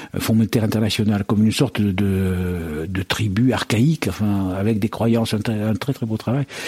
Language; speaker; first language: French; native; French